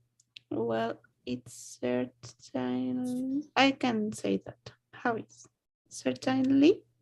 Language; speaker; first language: English; non-native, learner; Spanish